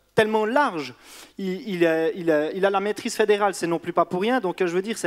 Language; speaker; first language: French; native; French